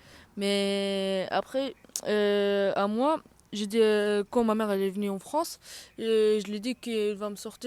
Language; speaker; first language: French; non-native, local second language; Arabic